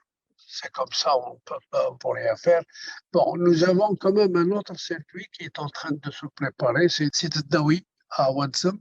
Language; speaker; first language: French; non-native, local second language; Arabic